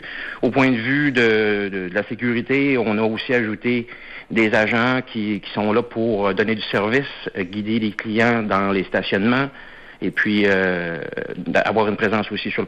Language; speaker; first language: French; native; French